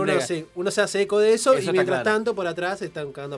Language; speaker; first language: Spanish; native; Spanish